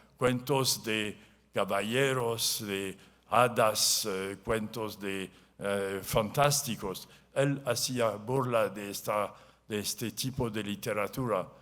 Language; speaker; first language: Spanish; non-native, learner; French